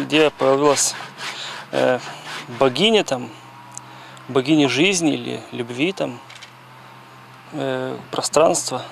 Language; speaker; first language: Russian; non-native, learner; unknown